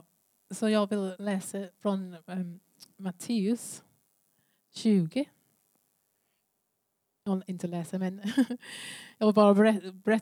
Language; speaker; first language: Swedish; non-native, learner; English